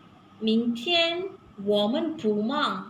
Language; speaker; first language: Chinese; non-native, learner; Malay